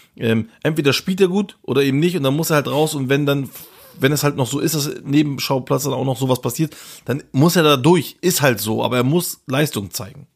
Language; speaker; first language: German; early bilingual, other home language; Turkish